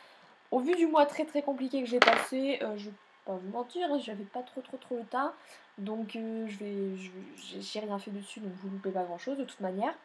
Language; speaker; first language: French; native; French